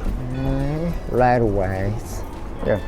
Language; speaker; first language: English; non-native, learner; Japanese